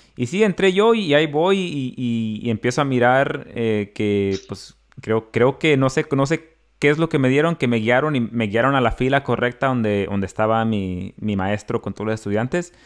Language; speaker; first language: Spanish; early bilingual, other home language; English